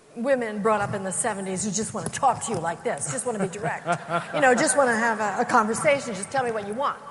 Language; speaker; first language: English; native; English